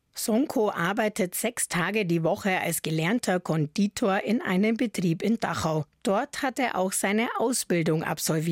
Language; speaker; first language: German; native; German